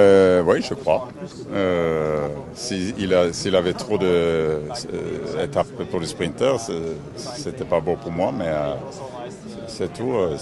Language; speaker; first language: French; non-native, fluent; Norwegian